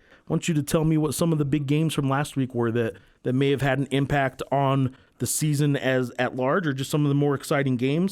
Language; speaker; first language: English; native; English